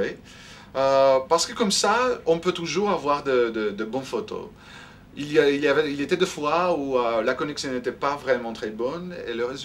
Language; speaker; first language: French; non-native, fluent; Greek